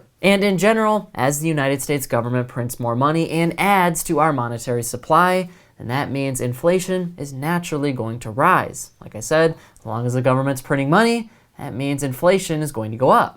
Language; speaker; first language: English; native; English